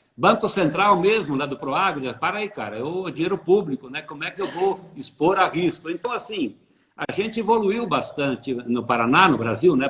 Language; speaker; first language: Portuguese; native; Portuguese